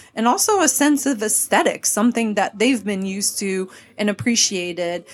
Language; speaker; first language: English; non-native, fluent; French